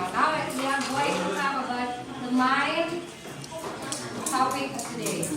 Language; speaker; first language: English; non-native, learner; Indonesian